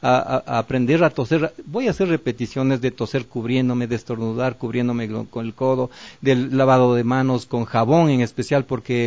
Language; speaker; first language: Spanish; native; Spanish